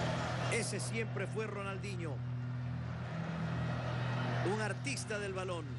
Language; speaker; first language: Spanish; native; Spanish